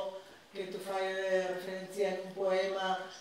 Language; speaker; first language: Italian; non-native, learner; Spanish